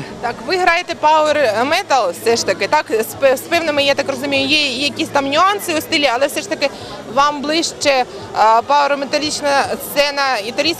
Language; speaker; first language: Ukrainian; native; Ukrainian